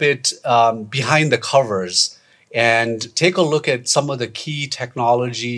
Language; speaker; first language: English; non-native, local second language; Nepali